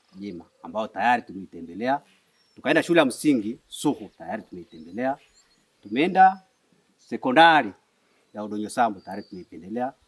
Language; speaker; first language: Swahili; non-native, local second language; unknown